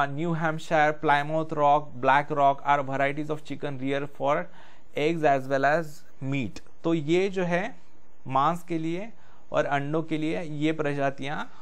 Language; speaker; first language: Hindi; non-native, local second language; Marathi